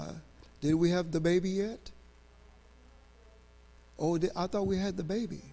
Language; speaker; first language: English; native; English